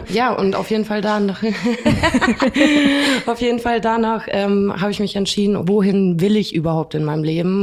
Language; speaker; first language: German; native; German